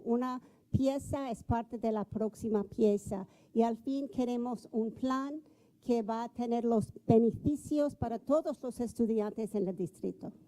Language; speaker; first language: Spanish; non-native, fluent; English